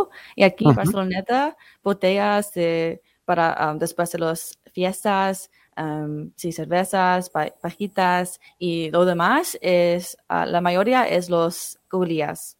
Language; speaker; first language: Spanish; non-native, fluent; English